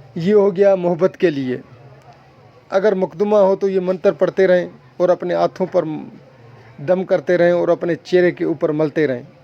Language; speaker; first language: Urdu; non-native, local second language; Sindhi